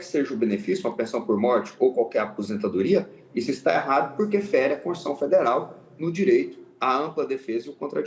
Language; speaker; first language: Portuguese; native; Portuguese